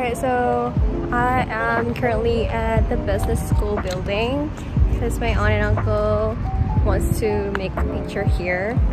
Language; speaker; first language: English; non-native, fluent; Indonesian